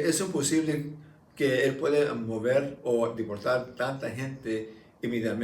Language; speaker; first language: Spanish; early bilingual, heritage; Spanish